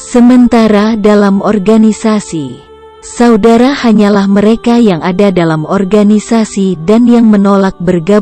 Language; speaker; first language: Indonesian; native; Indonesian